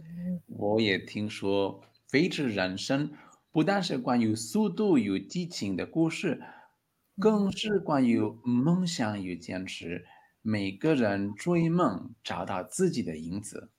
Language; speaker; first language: Chinese; non-native, learner; Spanish